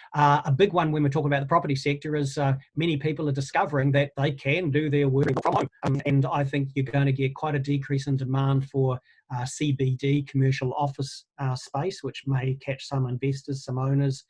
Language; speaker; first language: English; native; English